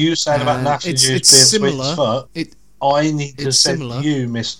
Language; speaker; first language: English; native; English